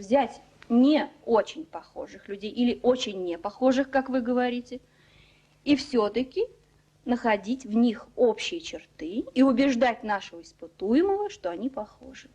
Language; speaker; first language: Russian; native; Russian